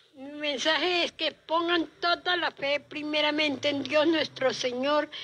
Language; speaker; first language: Spanish; native; Spanish